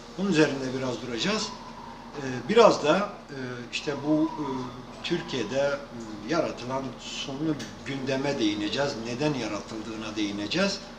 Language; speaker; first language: Turkish; non-native, local second language; Kurdish